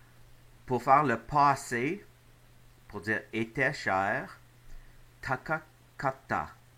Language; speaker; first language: French; non-native, fluent; English